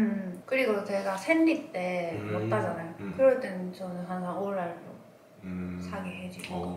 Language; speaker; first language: Korean; non-native, learner; Japanese